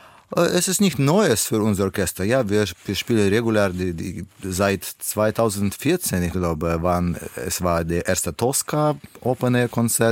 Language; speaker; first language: German; non-native, learner; Russian